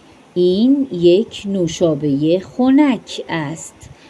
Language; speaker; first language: Persian; non-native, fluent; Urdu